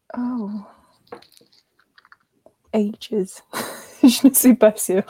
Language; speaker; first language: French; non-native, learner; English